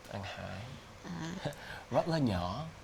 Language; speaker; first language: Vietnamese; early bilingual, heritage; English